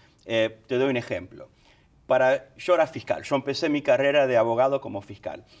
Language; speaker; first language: Spanish; early bilingual, other home language; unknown